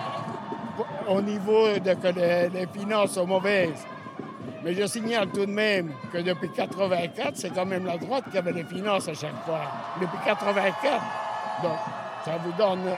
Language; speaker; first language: French; early bilingual, other home language; Spanish